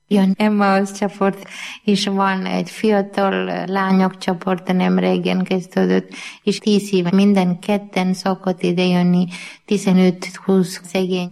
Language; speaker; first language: Hungarian; non-native, learner; Malayalam